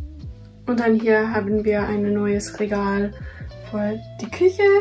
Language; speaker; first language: German; non-native, fluent; English